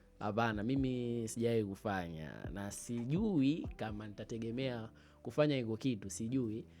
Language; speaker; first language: Swahili; native; Swahili